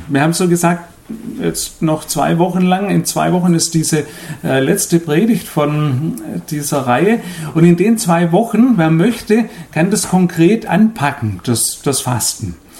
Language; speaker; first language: German; native; German